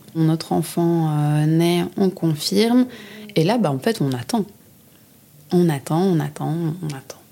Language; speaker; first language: French; native; French